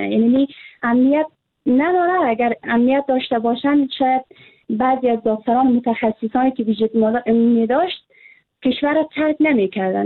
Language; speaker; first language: Persian; native; Persian